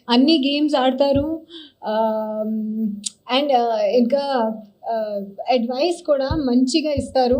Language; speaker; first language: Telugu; non-native, learner; Hindi